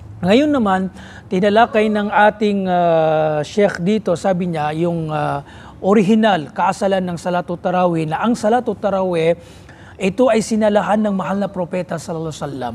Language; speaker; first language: Filipino; non-native, local second language; Maranao